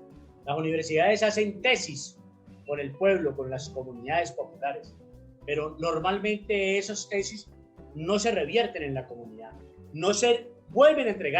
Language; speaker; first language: Spanish; native; Spanish